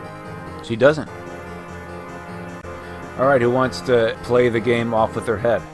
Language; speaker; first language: English; native; English